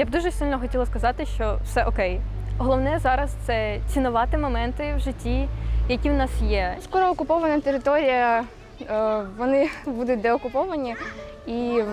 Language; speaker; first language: Ukrainian; native; Ukrainian